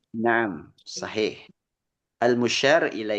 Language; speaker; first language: Arabic; non-native, fluent; Indonesian